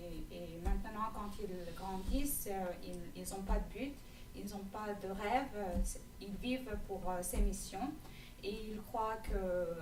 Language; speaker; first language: French; non-native, fluent; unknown